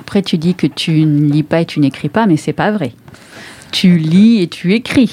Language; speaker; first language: French; native; French